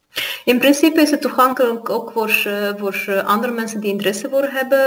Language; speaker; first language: Dutch; non-native, fluent; Armenian